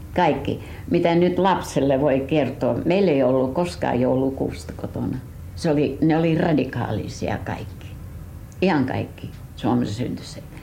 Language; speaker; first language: Finnish; early bilingual, heritage; Finnish